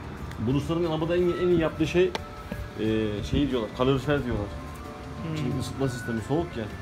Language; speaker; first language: Turkish; native; Turkish